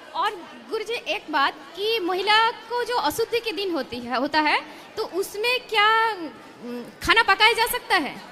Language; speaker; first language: Hindi; non-native, local second language; Bangla